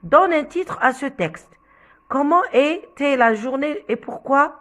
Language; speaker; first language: French; non-native, local second language; Arabic